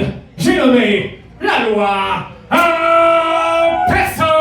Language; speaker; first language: French; native; French